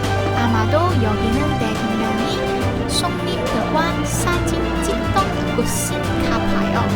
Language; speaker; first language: Korean; non-native, learner; Cantonese